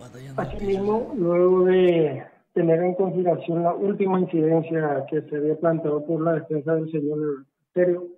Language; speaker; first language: Spanish; native; Spanish